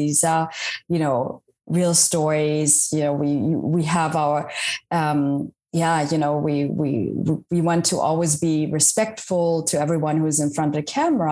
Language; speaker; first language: English; non-native, fluent; German